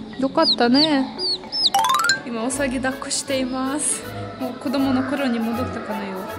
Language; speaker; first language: Japanese; non-native, fluent; Russian